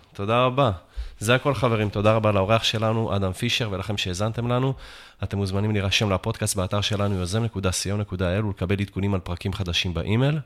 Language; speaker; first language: Hebrew; native; Hebrew